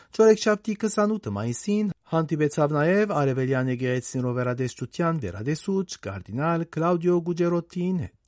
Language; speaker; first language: Armenian; native; Armenian